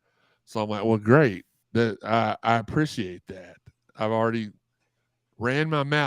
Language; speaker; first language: English; native; English